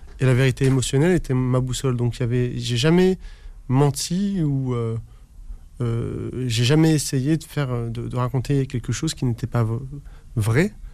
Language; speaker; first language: French; early bilingual, other home language; Arabic